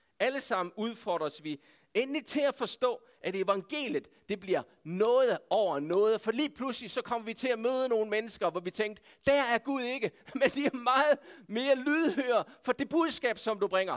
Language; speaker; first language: Danish; native; Danish